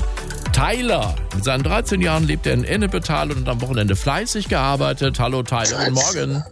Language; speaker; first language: German; native; German